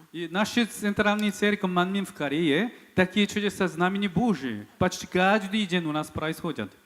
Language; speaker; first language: Russian; non-native, fluent; Korean